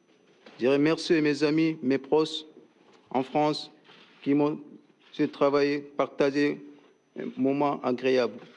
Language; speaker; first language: French; non-native, learner; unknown